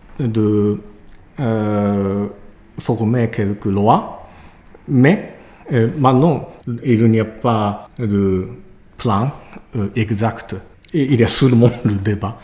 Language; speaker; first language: French; non-native, learner; Japanese